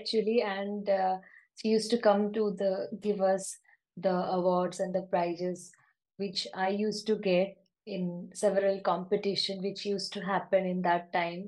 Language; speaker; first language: English; non-native, local second language; Odia